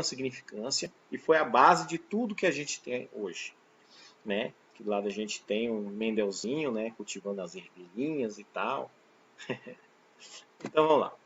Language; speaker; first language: Portuguese; native; Portuguese